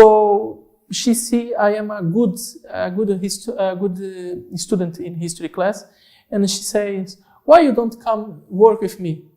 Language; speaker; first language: English; non-native, learner; Portuguese